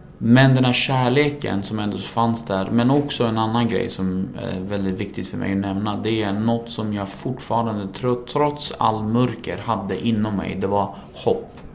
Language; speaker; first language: Swedish; early bilingual, other home language; Kurdish